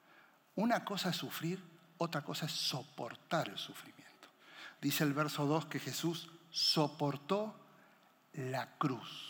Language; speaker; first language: Spanish; native; Spanish